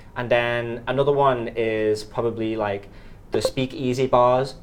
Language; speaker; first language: English; native; English